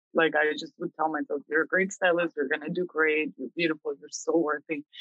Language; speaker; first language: English; early bilingual, other home language; Spanish